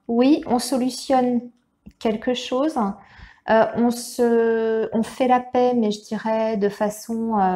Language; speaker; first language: French; native; French